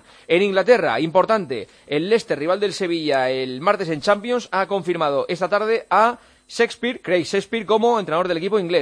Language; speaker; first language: Spanish; native; Spanish